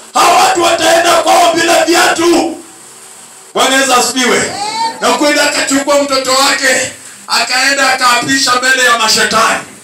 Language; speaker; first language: Swahili; non-native, local second language; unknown